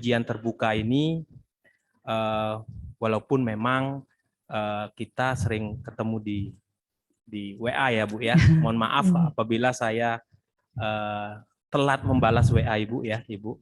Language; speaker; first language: Indonesian; native; Indonesian